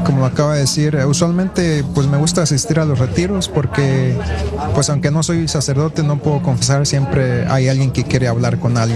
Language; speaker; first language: Spanish; early bilingual, heritage; Spanish